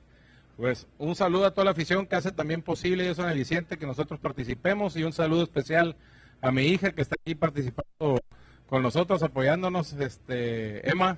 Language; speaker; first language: Spanish; native; Spanish